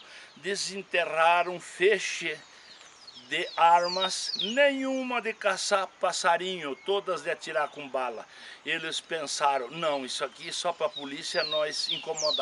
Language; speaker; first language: Portuguese; native; Portuguese